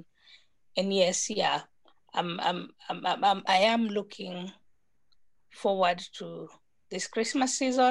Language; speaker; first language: English; non-native, local second language; Kikuyu